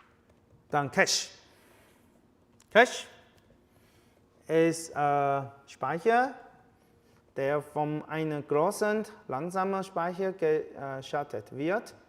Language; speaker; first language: German; non-native, fluent; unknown